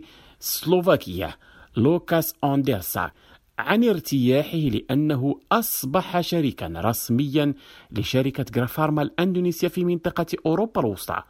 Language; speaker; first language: Arabic; non-native, fluent; Indonesian